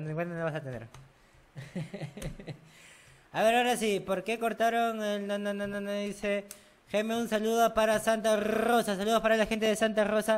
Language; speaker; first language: Spanish; native; Spanish